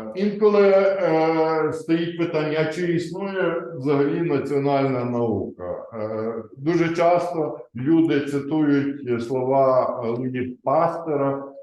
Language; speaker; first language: Ukrainian; native; Ukrainian